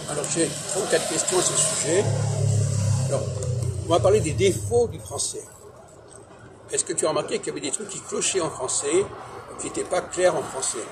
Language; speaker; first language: French; native; French